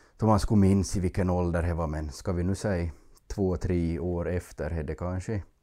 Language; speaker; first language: Swedish; native; Swedish